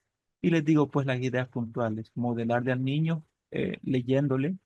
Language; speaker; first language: Spanish; native; Spanish